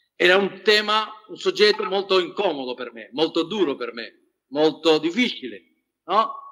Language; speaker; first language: Italian; non-native, fluent; Spanish